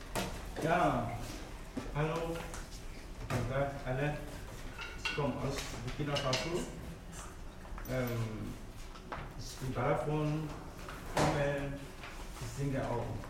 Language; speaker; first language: German; non-native, learner; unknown